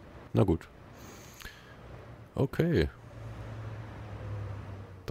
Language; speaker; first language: German; native; German